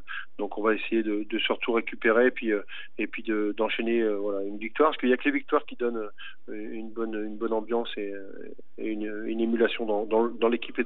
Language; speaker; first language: French; native; French